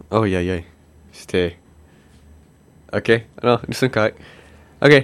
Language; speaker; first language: French; non-native, local second language; English